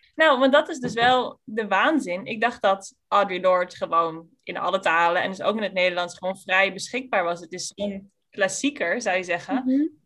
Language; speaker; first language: Dutch; native; Dutch